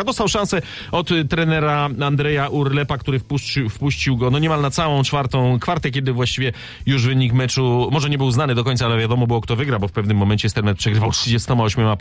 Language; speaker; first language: Polish; native; Polish